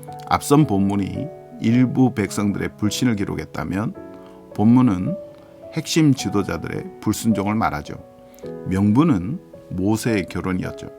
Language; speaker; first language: Korean; native; Korean